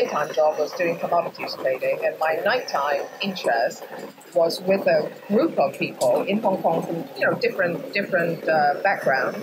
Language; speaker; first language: English; non-native, local second language; Cantonese